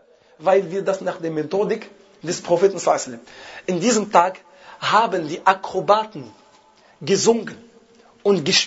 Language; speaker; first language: German; non-native, fluent; Arabic